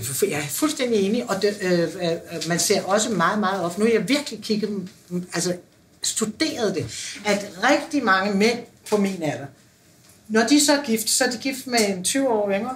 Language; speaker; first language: Danish; native; Danish